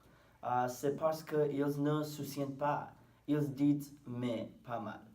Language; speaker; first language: French; non-native, learner; English